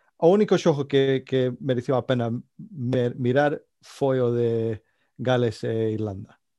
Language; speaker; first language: Galician; native; Galician